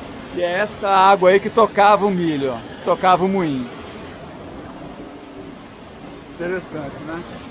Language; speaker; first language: Portuguese; native; Portuguese